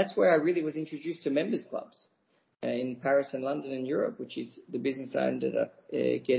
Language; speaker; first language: English; native; English